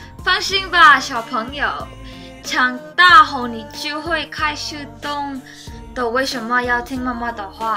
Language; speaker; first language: Chinese; non-native, learner; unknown